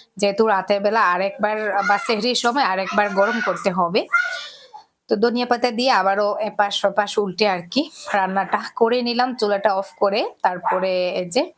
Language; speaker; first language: Bangla; native; Bangla